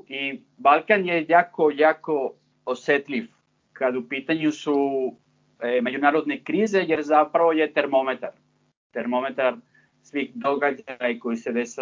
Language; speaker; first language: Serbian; non-native, fluent; Spanish